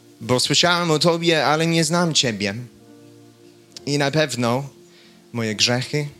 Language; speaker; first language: Polish; non-native, fluent; English